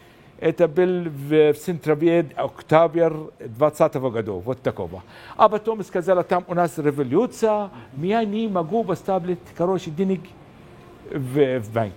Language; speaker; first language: Russian; non-native, learner; Arabic